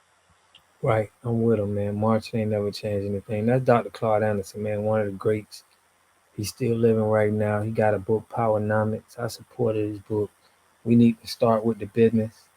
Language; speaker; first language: English; native; English